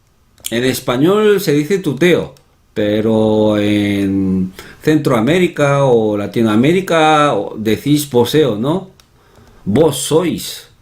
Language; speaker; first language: Spanish; non-native, fluent; Korean